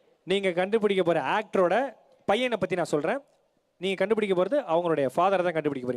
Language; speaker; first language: Tamil; native; Tamil